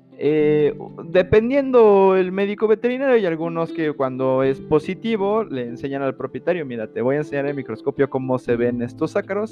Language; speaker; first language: Spanish; native; Spanish